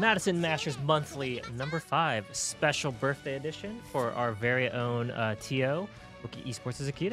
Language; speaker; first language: English; native; English